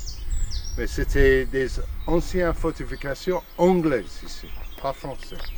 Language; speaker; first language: French; non-native, fluent; English